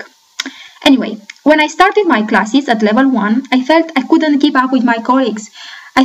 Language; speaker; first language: English; non-native, fluent; Romanian